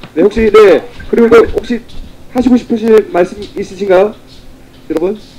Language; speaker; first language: Korean; native; Korean